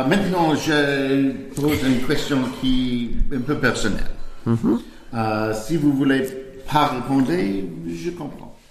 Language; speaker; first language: French; non-native, learner; English